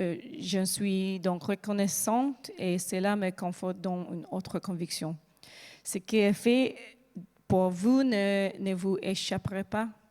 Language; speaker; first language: French; non-native, learner; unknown